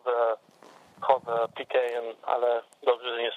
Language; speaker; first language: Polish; early bilingual, heritage; English